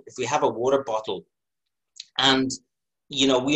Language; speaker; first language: English; native; English